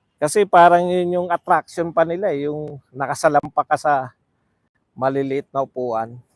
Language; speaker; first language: Filipino; native; Filipino